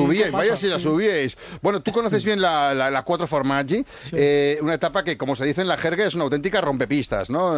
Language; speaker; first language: Spanish; native; Spanish